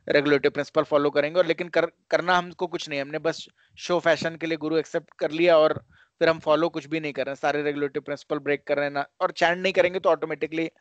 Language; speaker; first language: Hindi; native; Hindi